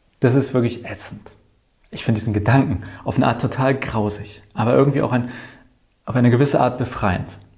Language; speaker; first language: German; native; German